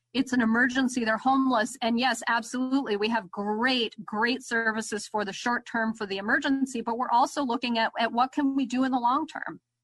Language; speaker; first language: English; native; English